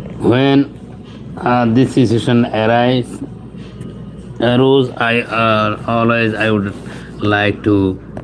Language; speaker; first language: English; non-native, local second language; Bangla